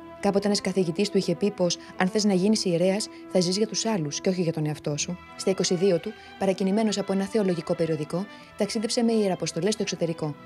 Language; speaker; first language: Greek; native; Greek